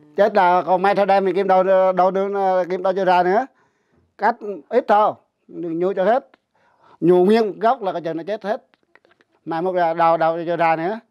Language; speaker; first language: Vietnamese; non-native, local second language; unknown